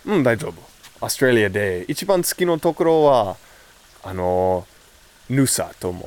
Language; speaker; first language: Japanese; non-native, learner; English